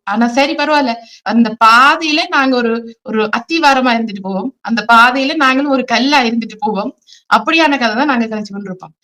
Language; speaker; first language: Tamil; early bilingual, heritage; Tamil